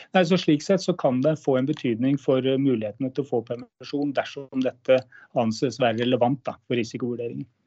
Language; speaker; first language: Norwegian; native; Norwegian